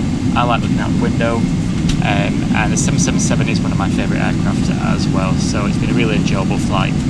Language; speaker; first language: English; native; English